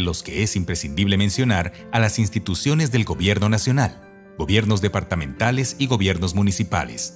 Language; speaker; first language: Spanish; native; Spanish